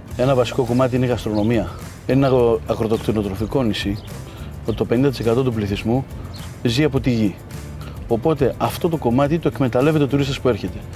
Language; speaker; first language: Greek; native; Greek